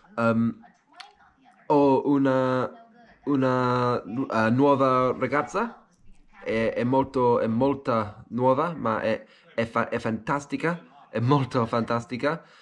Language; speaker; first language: Italian; non-native, learner; English